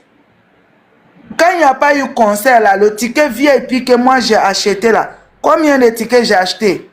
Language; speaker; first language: French; non-native, local second language; Bambara